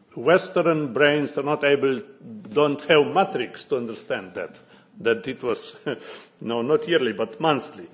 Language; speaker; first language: English; non-native, fluent; Slovenian